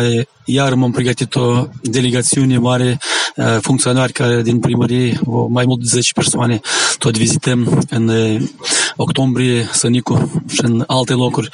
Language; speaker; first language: Romanian; non-native, local second language; Gagauz